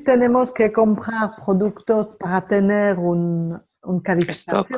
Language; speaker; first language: Spanish; non-native, fluent; French